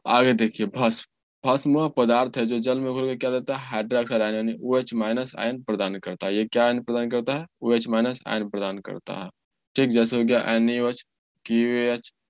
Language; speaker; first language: Hindi; native; Hindi